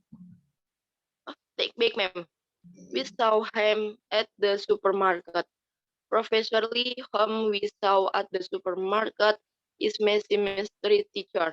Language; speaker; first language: English; non-native, learner; Indonesian